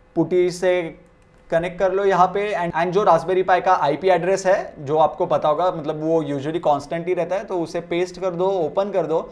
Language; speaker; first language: Hindi; non-native, local second language; Marathi